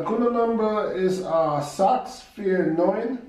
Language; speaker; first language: German; non-native, learner; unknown